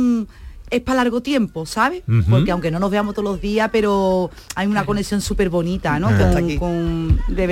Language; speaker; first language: Spanish; native; Spanish